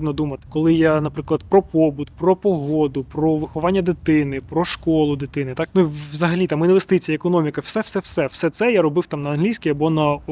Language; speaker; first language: Ukrainian; non-native, local second language; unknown